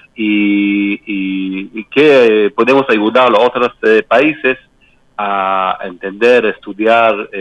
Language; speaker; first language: Spanish; non-native, learner; Hebrew